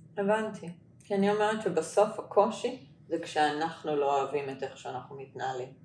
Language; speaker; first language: Hebrew; native; Hebrew